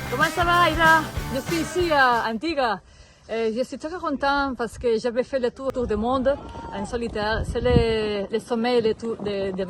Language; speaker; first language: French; non-native, learner; Spanish